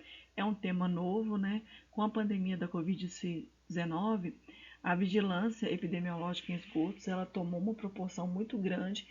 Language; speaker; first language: Portuguese; native; Portuguese